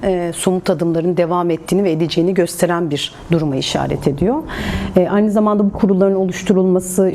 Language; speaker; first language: Turkish; native; Turkish